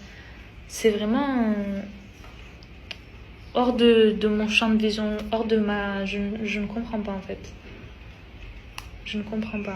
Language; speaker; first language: French; early bilingual, other home language; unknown